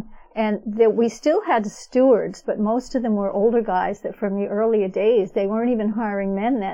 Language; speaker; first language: English; native; English